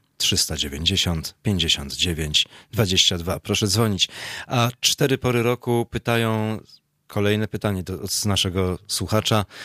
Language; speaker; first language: Polish; native; Polish